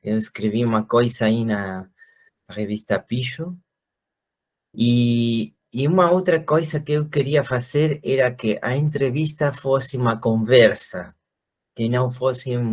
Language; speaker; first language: Portuguese; non-native, fluent; Spanish